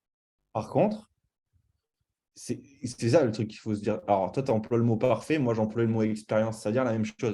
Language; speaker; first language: French; native; French